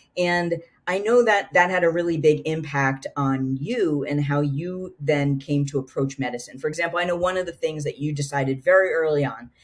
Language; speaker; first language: English; native; English